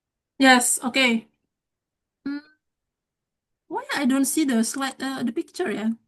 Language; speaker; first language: English; non-native, fluent; Indonesian